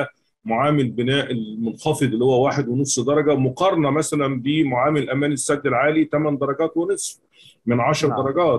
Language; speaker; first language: Arabic; native; Arabic